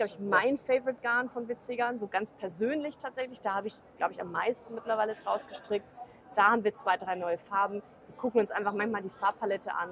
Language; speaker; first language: German; native; German